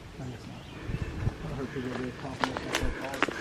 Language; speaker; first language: English; native; English